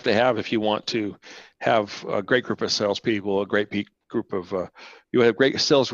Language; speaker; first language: English; non-native, fluent; Spanish